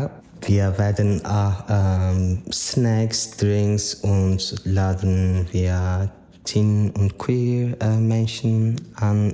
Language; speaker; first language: German; non-native, learner; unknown